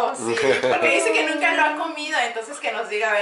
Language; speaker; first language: Spanish; native; Spanish